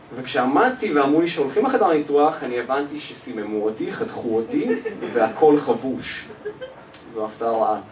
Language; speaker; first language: Hebrew; early bilingual, other home language; Russian